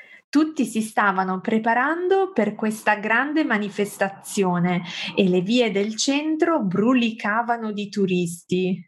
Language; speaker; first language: Italian; native; Italian